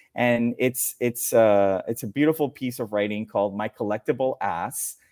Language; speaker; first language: English; non-native, fluent; Spanish